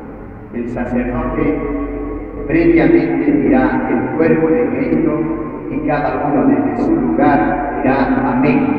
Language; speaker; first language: Spanish; native; Spanish